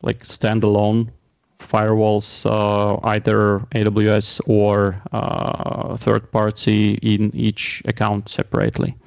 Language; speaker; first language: English; non-native, fluent; Latvian